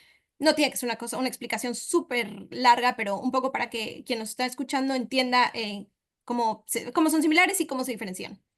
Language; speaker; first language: Spanish; native; Spanish